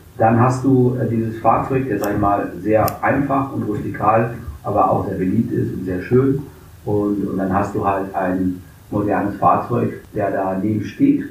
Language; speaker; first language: German; early bilingual, other home language; English